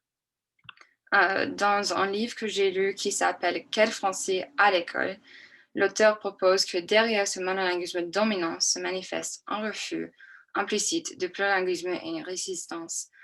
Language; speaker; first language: French; non-native, fluent; English